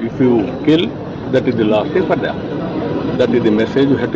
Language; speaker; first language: English; non-native, local second language; Telugu